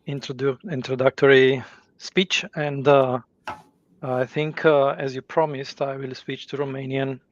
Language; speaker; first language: English; non-native, fluent; Romanian